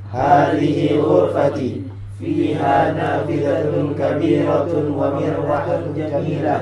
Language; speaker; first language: Arabic; non-native, learner; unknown